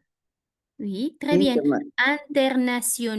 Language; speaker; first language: French; non-native, fluent; Spanish